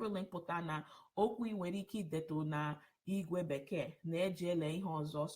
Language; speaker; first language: Igbo; early bilingual, heritage; English